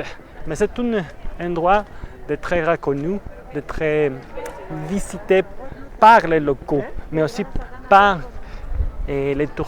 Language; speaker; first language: French; non-native, fluent; Spanish